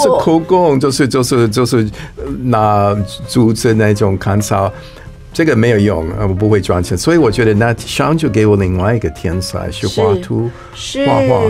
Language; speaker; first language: Chinese; non-native, fluent; English